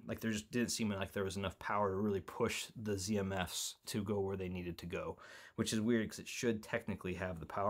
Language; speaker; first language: English; native; English